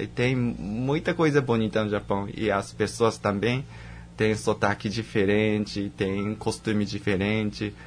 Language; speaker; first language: Portuguese; non-native, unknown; Japanese